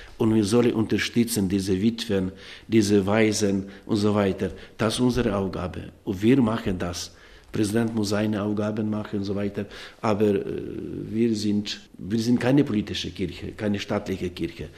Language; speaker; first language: German; non-native, learner; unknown